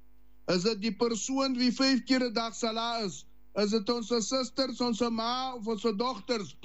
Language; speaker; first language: Dutch; non-native, learner; Afrikaans